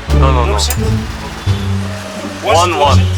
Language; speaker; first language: English; non-native, learner; Korean